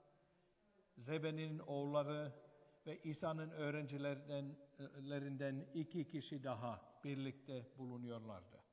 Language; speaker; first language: Turkish; non-native, fluent; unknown